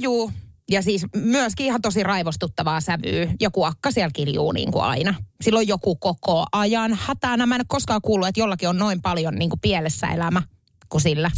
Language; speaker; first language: Finnish; native; Finnish